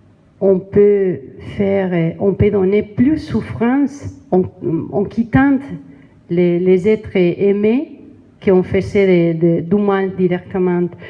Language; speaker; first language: French; non-native, learner; Spanish